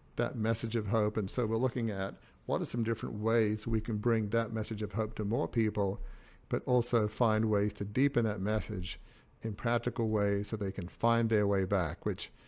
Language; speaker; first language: English; native; English